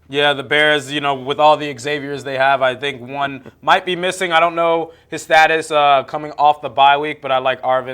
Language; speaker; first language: English; native; English